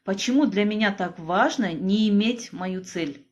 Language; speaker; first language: Russian; non-native, local second language; Kazakh